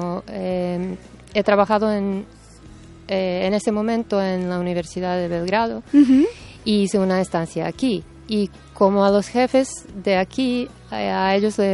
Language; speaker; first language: Spanish; non-native, fluent; Serbian